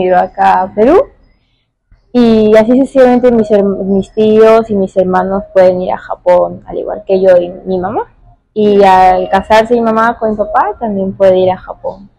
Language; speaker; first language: Spanish; early bilingual, heritage; Spanish